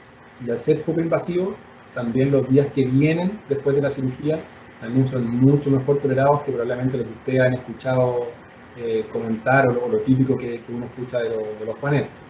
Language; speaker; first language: Spanish; native; Spanish